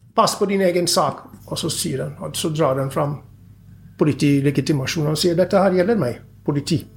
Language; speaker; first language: Norwegian; non-native, fluent; English